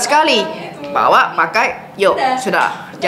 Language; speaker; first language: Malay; non-native, fluent; English